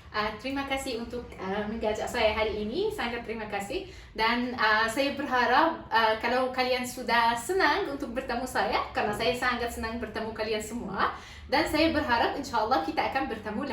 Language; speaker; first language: Indonesian; non-native, learner; Arabic